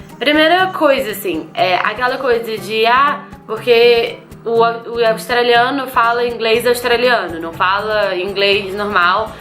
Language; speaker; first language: Portuguese; native; Portuguese